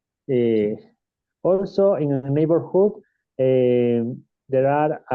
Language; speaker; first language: English; non-native, learner; Spanish